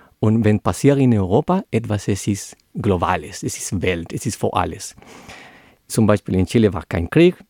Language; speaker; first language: German; non-native, learner; Spanish